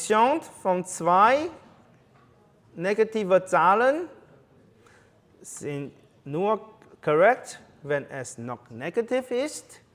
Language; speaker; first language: German; non-native, learner; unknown